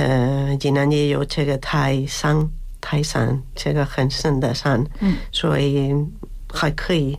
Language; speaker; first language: Chinese; non-native, learner; Spanish